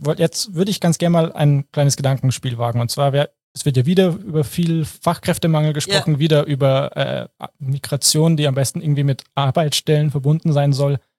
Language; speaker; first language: German; native; German